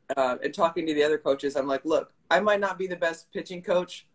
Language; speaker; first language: English; native; English